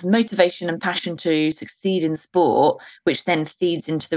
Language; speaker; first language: English; native; English